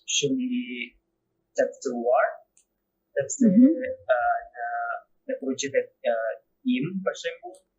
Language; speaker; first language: Albanian; non-native, learner; Indonesian